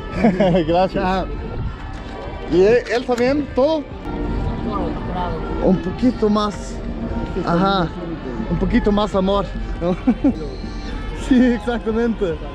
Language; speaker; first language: Spanish; non-native, learner; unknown